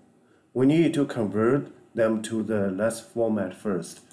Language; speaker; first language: English; non-native, fluent; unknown